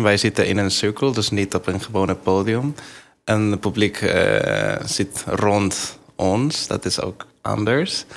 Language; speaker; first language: Dutch; non-native, fluent; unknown